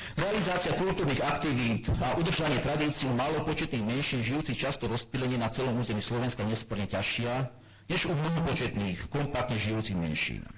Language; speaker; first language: Slovak; non-native, local second language; German